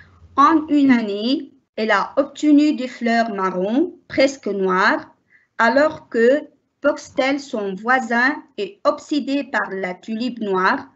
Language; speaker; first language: French; non-native, learner; Arabic